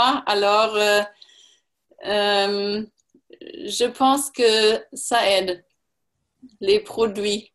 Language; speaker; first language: French; non-native, learner; German